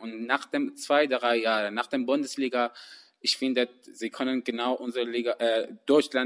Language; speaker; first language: German; non-native, learner; Persian